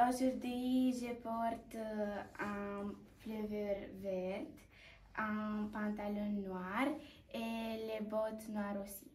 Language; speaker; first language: French; non-native, learner; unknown